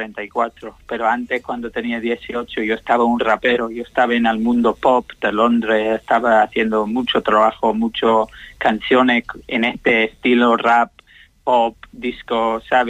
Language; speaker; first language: Spanish; non-native, learner; English